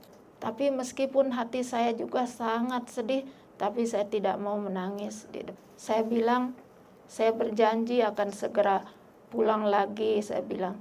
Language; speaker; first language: Indonesian; non-native, local second language; Sasak